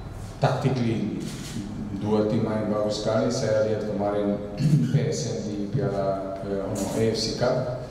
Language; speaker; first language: Indonesian; non-native, fluent; Serbian